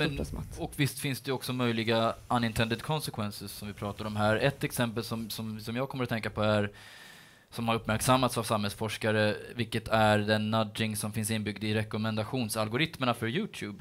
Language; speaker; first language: Swedish; native; Swedish